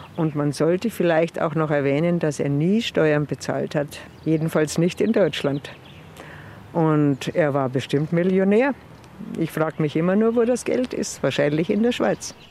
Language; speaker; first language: German; native; German